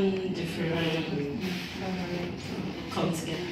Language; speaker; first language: French; non-native, learner; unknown